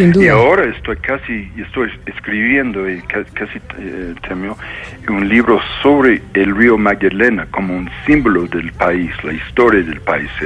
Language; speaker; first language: Spanish; non-native, fluent; English